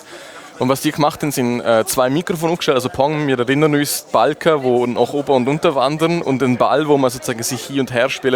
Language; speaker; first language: German; native; German